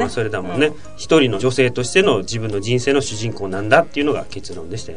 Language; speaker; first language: Japanese; native; Japanese